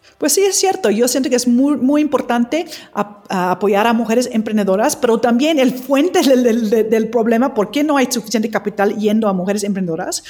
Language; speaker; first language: Spanish; non-native, fluent; English